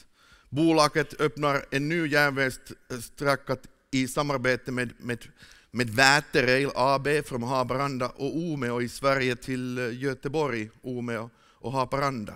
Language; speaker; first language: Swedish; non-native, fluent; Finnish